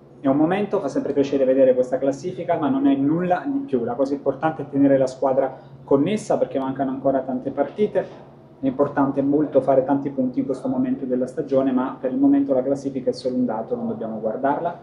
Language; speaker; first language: Italian; native; Italian